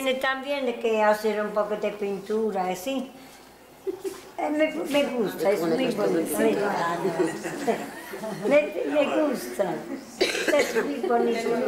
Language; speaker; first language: Spanish; non-native, fluent; Italian